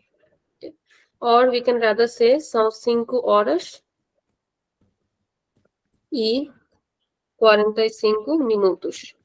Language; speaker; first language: Portuguese; non-native, fluent; Hindi